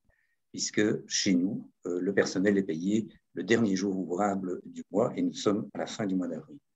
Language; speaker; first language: French; native; French